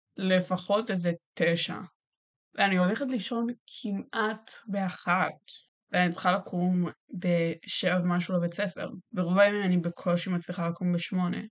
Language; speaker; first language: Hebrew; native; Hebrew